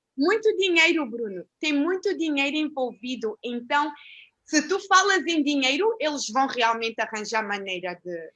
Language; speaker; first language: Portuguese; native; Portuguese